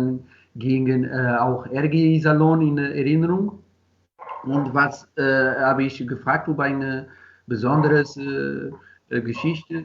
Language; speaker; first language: German; non-native, learner; Portuguese